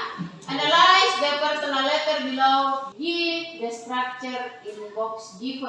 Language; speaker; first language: English; non-native, learner; Indonesian